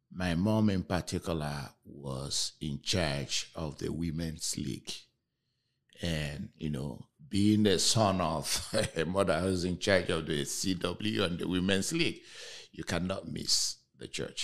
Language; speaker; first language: English; non-native, local second language; Igbo